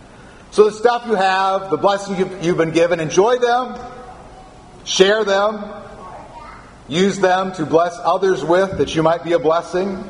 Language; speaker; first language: English; native; English